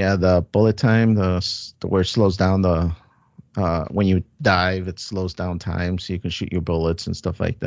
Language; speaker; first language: English; native; English